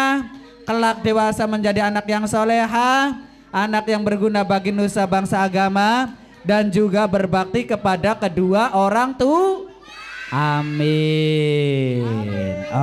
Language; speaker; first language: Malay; non-native, local second language; Javanese